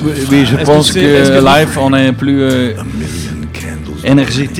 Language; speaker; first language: French; non-native, local second language; Dutch